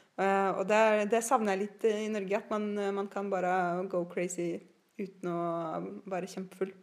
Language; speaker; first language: Norwegian; non-native, fluent; Russian